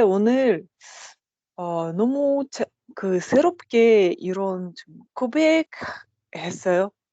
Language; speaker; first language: Korean; non-native, learner; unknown